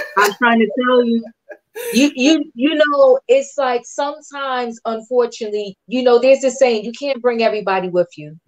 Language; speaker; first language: English; native; English